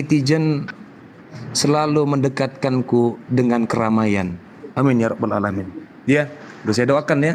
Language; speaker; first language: Indonesian; native; Indonesian